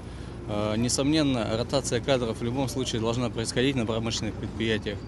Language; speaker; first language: Russian; native; Russian